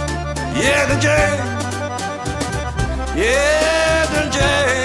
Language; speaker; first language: Polish; early bilingual, heritage; English